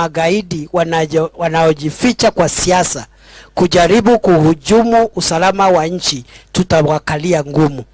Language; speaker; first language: Swahili; non-native, local second language; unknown